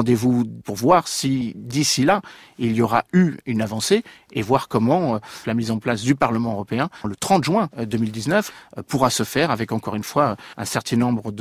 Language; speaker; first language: French; native; French